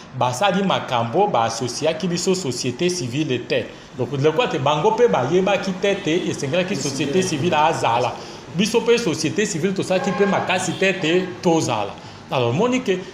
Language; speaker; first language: Lingala; native; Lingala